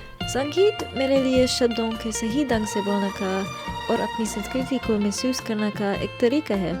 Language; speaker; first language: Hindi; early bilingual, heritage; English